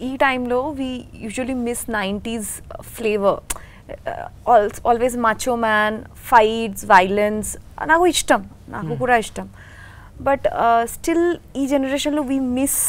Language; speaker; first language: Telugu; non-native, learner; Bangla